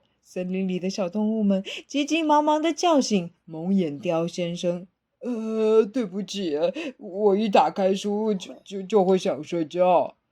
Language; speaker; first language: Chinese; native; Chinese